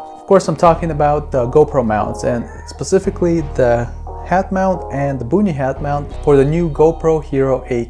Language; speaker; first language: English; native; English